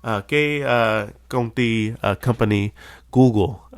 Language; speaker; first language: Vietnamese; early bilingual, heritage; Vietnamese